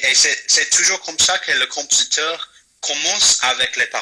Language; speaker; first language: French; non-native, fluent; English